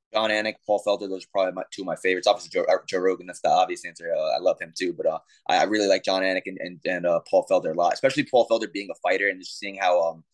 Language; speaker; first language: English; native; English